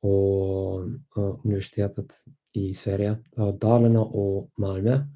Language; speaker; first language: Swedish; non-native, fluent; English